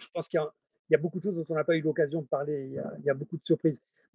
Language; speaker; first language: French; native; French